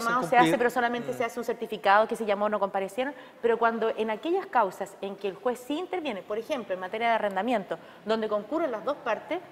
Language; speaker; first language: Spanish; native; Spanish